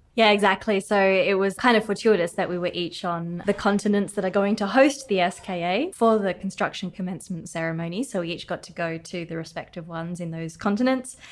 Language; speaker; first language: English; native; English